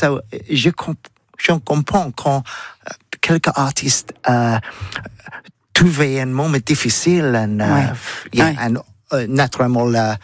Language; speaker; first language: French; non-native, learner; English